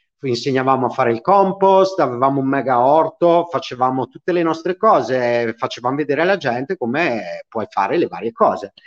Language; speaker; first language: Italian; native; Italian